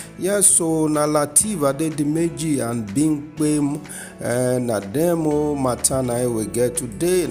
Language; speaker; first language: Nigerian Pidgin; non-native, local second language; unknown